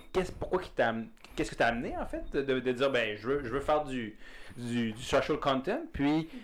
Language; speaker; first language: French; native; French